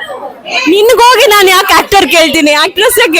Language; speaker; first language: Kannada; native; Kannada